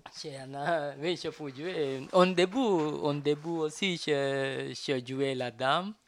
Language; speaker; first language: French; non-native, learner; Tamil